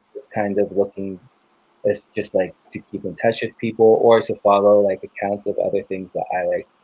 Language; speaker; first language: English; native; English